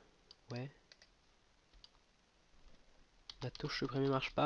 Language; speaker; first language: French; native; French